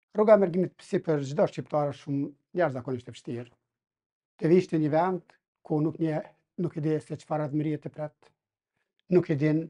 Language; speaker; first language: Albanian; native; Albanian